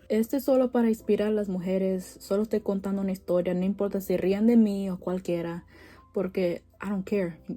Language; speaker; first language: Spanish; early bilingual, heritage; Spanish